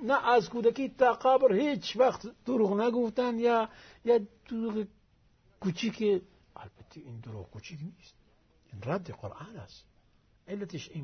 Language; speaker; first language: Persian; non-native, fluent; Arabic